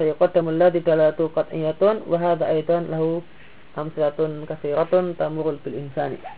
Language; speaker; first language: Arabic; non-native, fluent; Indonesian